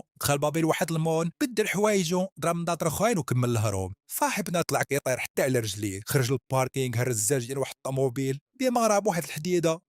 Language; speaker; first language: Arabic; native; Arabic